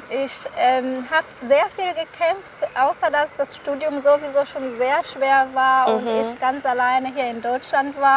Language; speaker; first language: German; non-native, fluent; Kinyarwanda